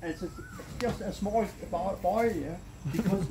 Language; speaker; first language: English; non-native, fluent; Danish